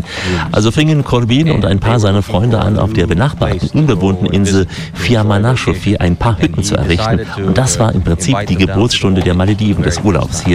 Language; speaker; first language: German; native; German